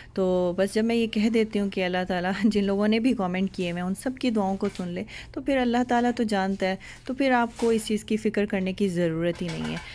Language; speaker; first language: Hindi; native; Hindi